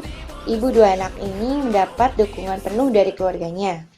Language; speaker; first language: Indonesian; native; Indonesian